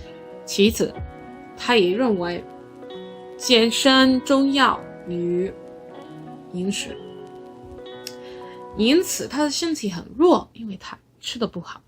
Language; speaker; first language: Chinese; non-native, learner; English